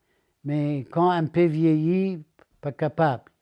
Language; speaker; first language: French; non-native, learner; Arabic